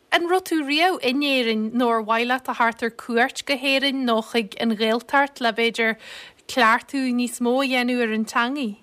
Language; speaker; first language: Irish; native; Irish